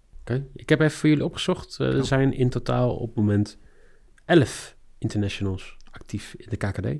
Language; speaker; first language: Dutch; native; Dutch